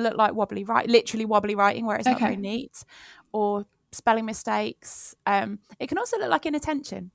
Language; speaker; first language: English; native; English